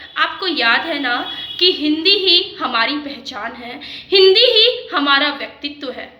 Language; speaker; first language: Hindi; native; Hindi